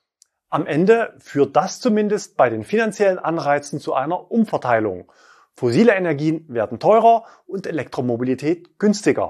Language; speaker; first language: German; native; German